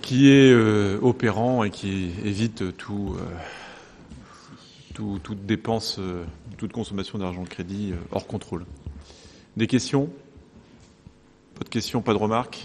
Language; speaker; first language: French; native; French